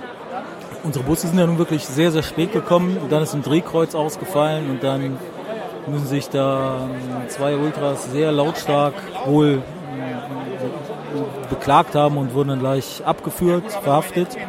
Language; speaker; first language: German; native; German